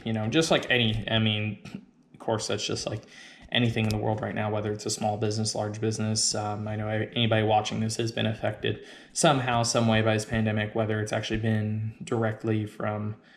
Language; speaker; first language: English; native; English